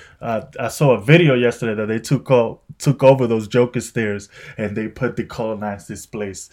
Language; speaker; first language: English; native; English